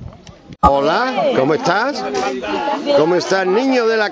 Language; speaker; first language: Spanish; native; Spanish